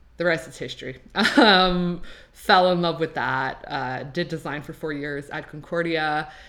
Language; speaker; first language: English; non-native, fluent; French